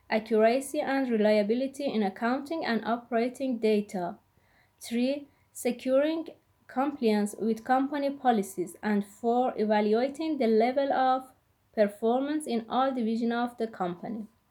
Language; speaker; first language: English; non-native, fluent; Persian